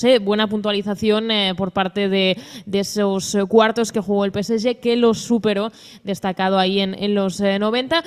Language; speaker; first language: Spanish; native; Spanish